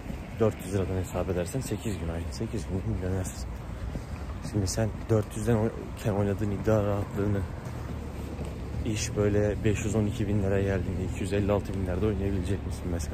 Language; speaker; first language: Turkish; native; Turkish